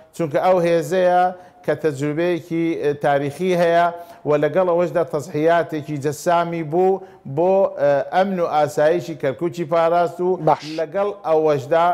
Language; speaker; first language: Central Kurdish; non-native, local second language; Turkish